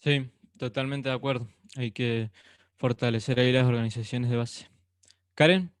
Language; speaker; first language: Spanish; native; Spanish